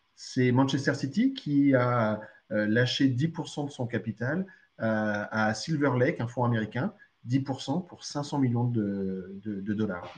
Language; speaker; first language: French; early bilingual, other home language; Arabic